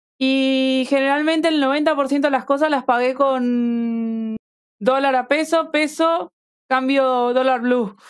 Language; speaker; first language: Spanish; native; Spanish